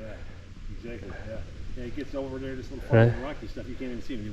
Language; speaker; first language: English; native; English